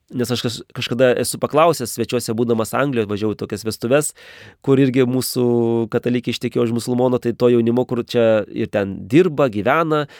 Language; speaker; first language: Lithuanian; native; Lithuanian